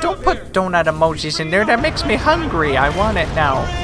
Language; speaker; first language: English; native; English